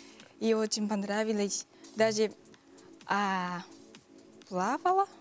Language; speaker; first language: Russian; non-native, learner; Japanese